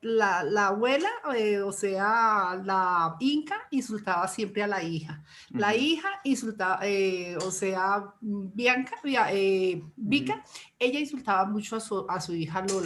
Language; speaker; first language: Spanish; native; Spanish